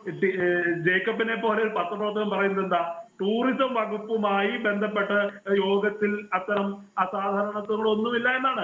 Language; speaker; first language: Malayalam; native; Malayalam